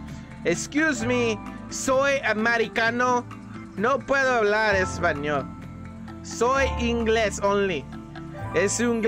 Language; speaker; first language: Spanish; non-native, learner; English